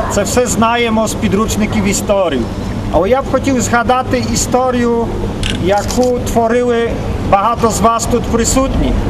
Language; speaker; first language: Ukrainian; early bilingual, heritage; Ukrainian